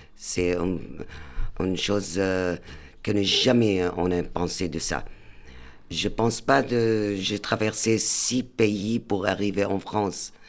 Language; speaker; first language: French; non-native, learner; Arabic